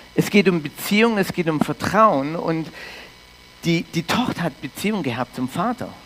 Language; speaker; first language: German; early bilingual, heritage; English